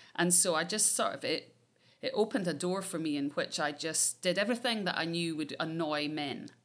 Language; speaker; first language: English; native; English